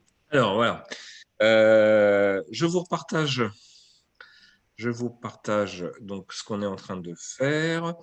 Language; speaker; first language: French; native; French